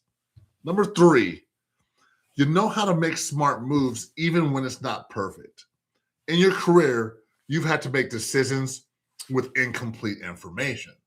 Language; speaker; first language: English; native; English